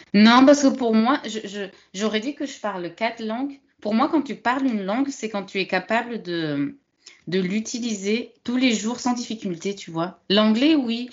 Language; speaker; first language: French; early bilingual, other home language; Spanish